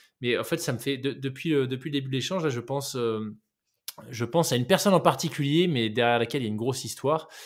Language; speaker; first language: French; native; French